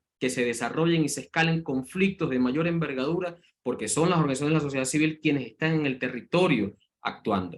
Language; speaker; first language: Spanish; native; Spanish